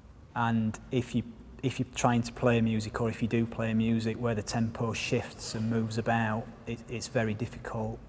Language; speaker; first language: English; native; English